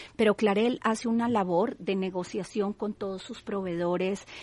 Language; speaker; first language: Spanish; native; Spanish